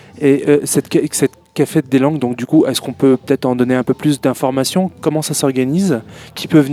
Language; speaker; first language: French; native; French